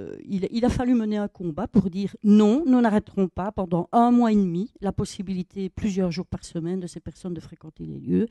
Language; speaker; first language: French; native; French